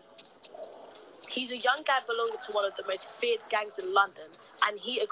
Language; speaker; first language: English; native; English